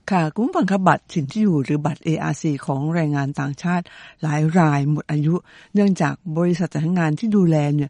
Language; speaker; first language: Thai; native; Thai